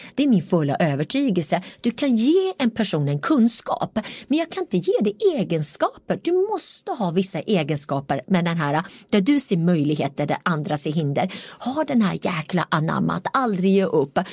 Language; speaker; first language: Swedish; early bilingual, other home language; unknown